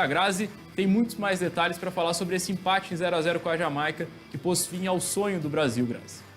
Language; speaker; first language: Portuguese; native; Portuguese